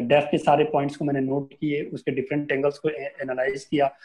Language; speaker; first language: Hindi; native; Hindi